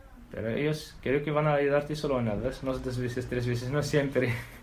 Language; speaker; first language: Spanish; non-native, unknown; Arabic